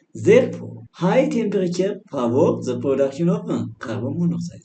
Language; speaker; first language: English; non-native, local second language; Amharic